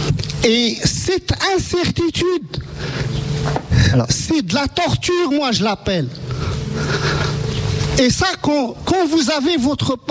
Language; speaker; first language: French; non-native, fluent; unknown